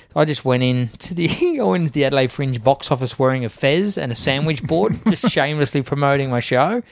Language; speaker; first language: English; native; English